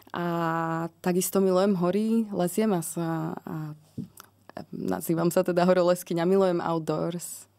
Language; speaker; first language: Slovak; native; Slovak